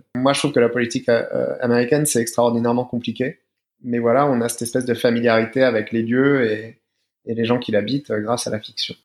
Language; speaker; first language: French; native; French